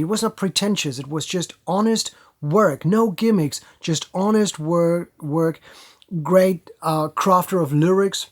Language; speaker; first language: English; non-native, fluent; German